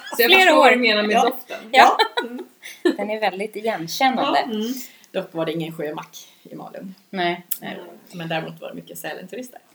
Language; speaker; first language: Swedish; native; Swedish